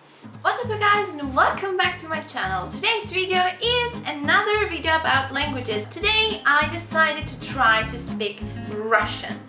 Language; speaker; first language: English; non-native, fluent; Italian